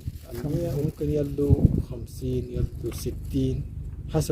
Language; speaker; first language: Arabic; native; Arabic